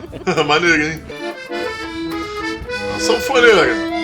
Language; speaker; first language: Portuguese; native; Portuguese